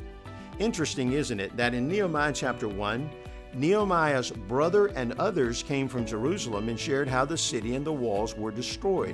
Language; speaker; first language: English; native; English